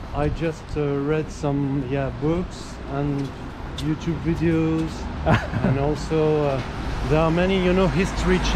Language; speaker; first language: English; non-native, fluent; French